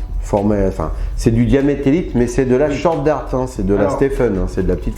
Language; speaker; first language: French; native; French